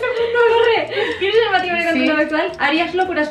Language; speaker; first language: Spanish; native; Spanish